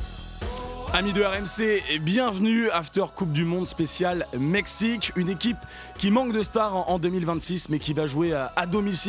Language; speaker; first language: French; native; French